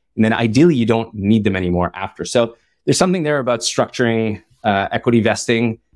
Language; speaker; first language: English; native; English